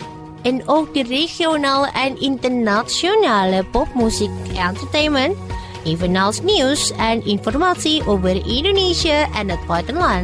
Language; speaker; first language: Dutch; non-native, fluent; Indonesian